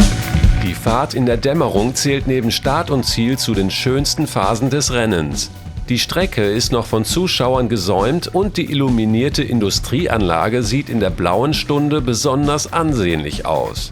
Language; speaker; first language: German; native; German